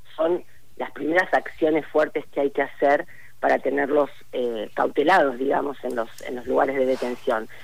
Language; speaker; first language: Spanish; native; Spanish